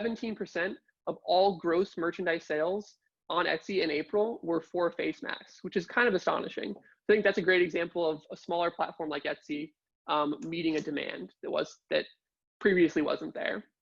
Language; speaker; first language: English; native; English